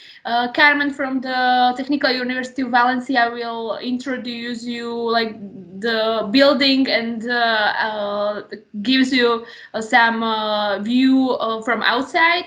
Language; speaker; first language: English; non-native, fluent; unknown